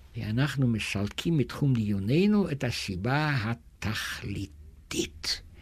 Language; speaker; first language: Hebrew; non-native, fluent; German